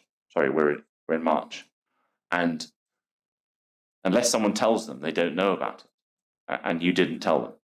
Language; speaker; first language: English; native; English